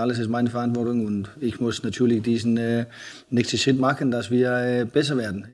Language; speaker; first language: German; non-native, fluent; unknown